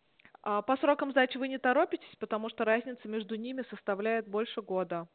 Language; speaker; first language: Russian; native; Russian